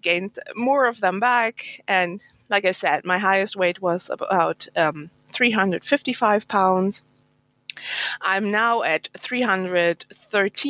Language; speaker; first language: English; non-native, fluent; German